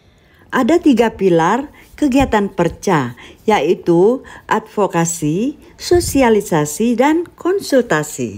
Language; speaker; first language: Indonesian; native; Indonesian